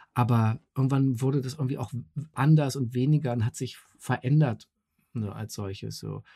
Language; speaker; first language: German; native; German